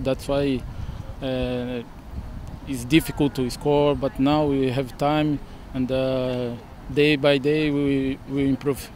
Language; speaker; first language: English; non-native, learner; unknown